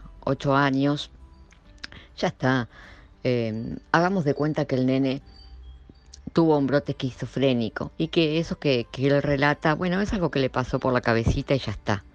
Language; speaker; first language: Spanish; native; Spanish